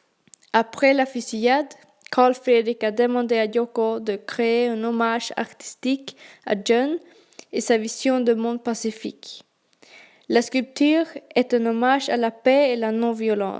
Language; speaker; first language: French; non-native, learner; Swedish